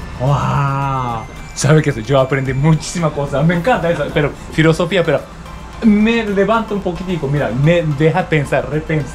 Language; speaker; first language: Spanish; non-native, learner; Japanese